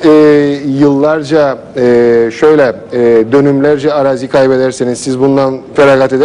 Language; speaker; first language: Turkish; native; Turkish